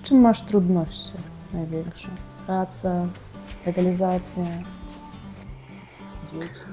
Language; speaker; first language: Polish; non-native, fluent; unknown